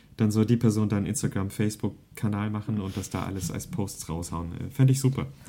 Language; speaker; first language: German; early bilingual, other home language; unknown